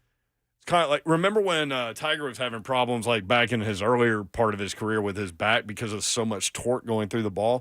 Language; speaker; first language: English; native; English